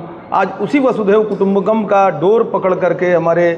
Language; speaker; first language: Hindi; native; Hindi